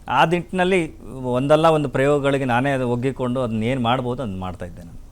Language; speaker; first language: Kannada; native; Kannada